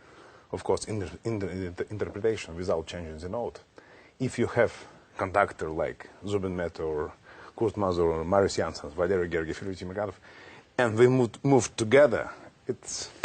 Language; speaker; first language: English; non-native, learner; Russian